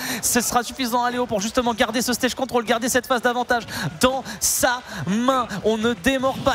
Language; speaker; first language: French; native; French